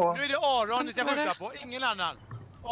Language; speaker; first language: Swedish; native; Swedish